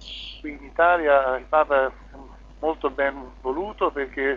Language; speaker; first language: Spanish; non-native, learner; Italian